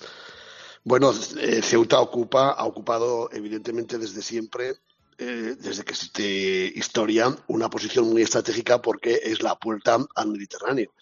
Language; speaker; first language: Spanish; native; Spanish